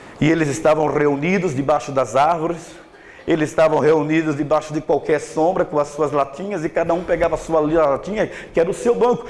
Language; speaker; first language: Portuguese; native; Portuguese